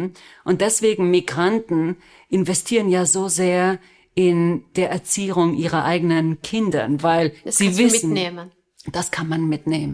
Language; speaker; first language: German; early bilingual, other home language; Spanish